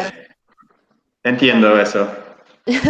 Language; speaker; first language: Spanish; non-native, learner; English